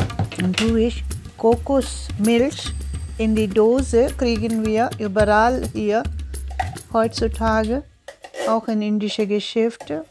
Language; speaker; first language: German; non-native, learner; Tulu